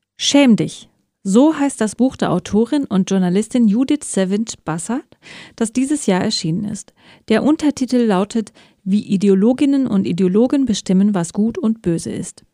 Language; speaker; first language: German; early bilingual, other home language; Persian